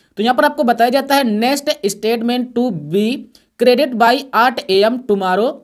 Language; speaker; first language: Hindi; native; Hindi